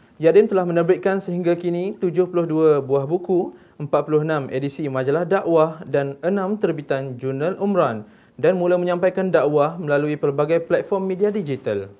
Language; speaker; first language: Malay; native; Malay